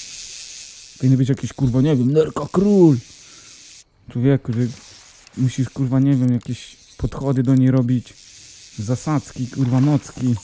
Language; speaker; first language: Polish; native; Polish